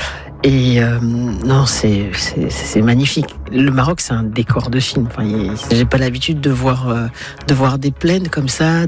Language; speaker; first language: French; native; French